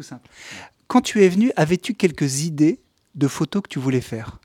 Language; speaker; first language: French; native; French